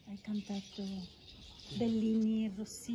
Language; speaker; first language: Italian; non-native, fluent; Catalan